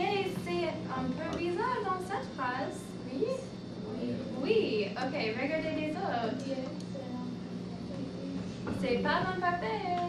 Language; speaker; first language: French; non-native, fluent; English